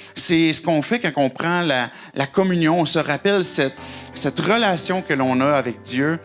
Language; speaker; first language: French; native; French